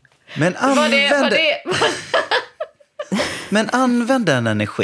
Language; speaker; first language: Swedish; native; Swedish